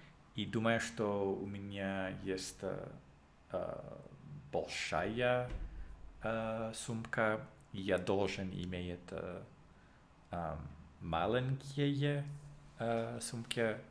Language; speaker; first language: Russian; non-native, learner; English